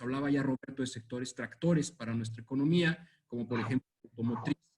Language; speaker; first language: Spanish; native; Spanish